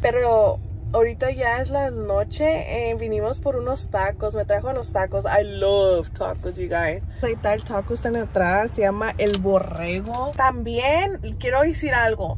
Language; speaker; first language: Spanish; early bilingual, heritage; Spanish